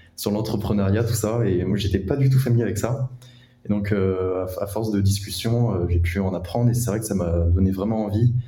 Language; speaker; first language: French; native; French